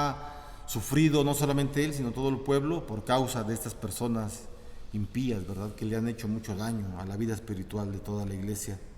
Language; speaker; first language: Spanish; native; Spanish